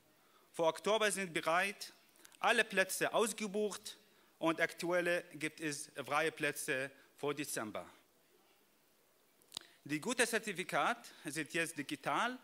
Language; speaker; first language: German; non-native, fluent; Arabic